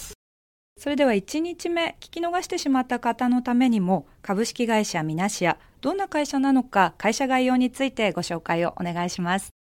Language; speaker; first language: Japanese; native; Japanese